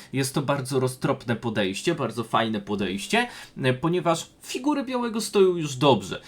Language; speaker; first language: Polish; native; Polish